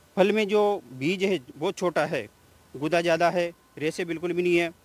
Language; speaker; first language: Hindi; native; Hindi